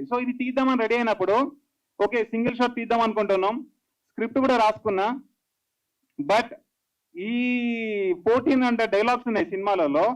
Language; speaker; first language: Telugu; native; Telugu